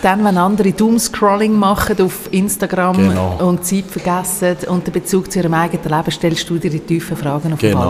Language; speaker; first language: German; native; German